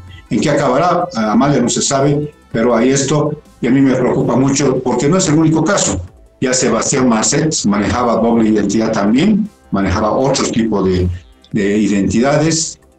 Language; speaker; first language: Spanish; native; Spanish